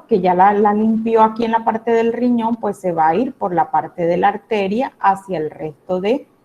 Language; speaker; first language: Spanish; native; Spanish